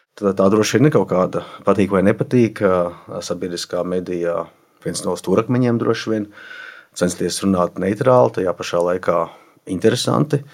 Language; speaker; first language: Latvian; native; Latvian